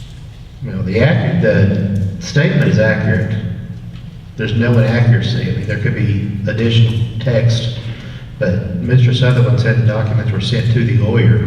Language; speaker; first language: English; native; English